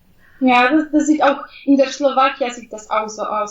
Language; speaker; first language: German; non-native, fluent; Polish